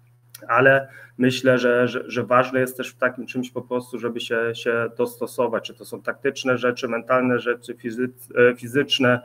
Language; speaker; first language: Polish; early bilingual, heritage; Polish